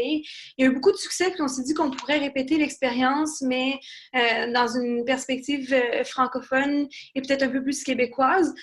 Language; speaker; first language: French; native; French